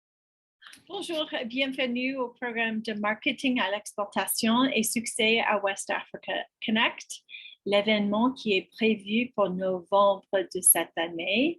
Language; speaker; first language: French; non-native, fluent; English